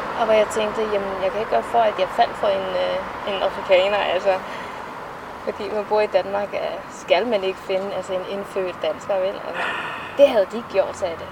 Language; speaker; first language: Danish; early bilingual, other home language; Somali